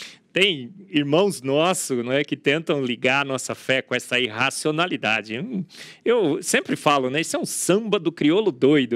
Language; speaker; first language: Portuguese; native; Portuguese